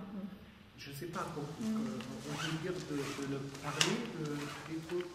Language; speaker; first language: French; non-native, learner; German